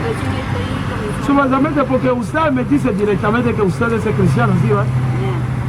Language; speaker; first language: Spanish; non-native, learner; English